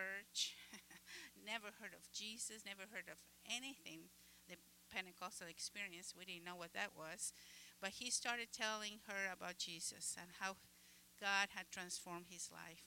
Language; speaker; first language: English; non-native, fluent; Spanish